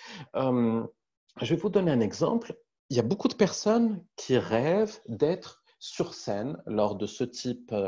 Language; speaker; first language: French; native; French